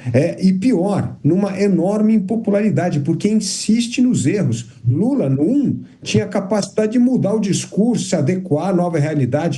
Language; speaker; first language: Portuguese; native; Portuguese